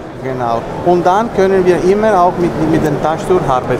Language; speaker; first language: German; non-native, learner; Italian